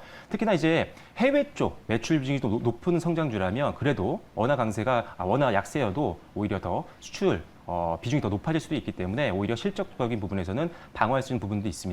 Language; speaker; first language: Korean; native; Korean